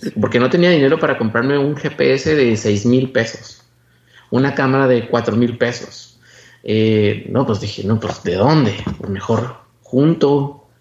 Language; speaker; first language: Spanish; native; Spanish